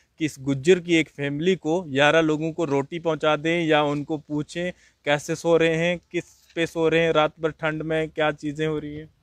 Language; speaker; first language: Hindi; native; Hindi